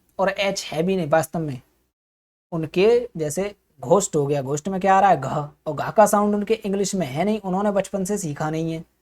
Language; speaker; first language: Hindi; native; Hindi